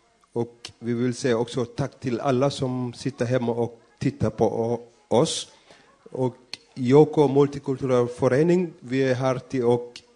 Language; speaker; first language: Swedish; non-native, fluent; Persian